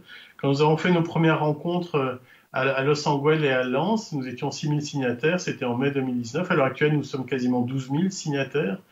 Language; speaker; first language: French; native; French